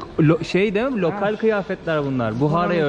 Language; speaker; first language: Turkish; native; Turkish